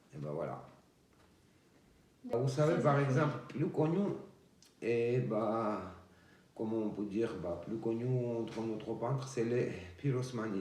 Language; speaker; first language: French; non-native, fluent; Georgian